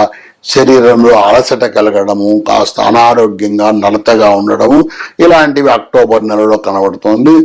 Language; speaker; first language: Telugu; native; Telugu